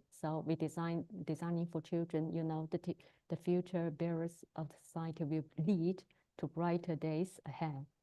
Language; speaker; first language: English; non-native, learner; Chinese